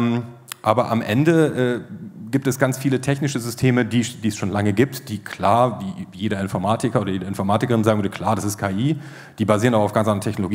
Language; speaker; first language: German; native; German